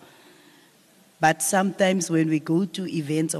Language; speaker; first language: English; non-native, local second language; Afrikaans